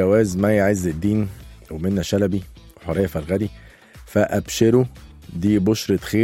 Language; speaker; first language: Arabic; native; Arabic